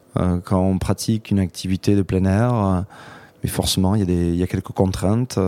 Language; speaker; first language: French; native; French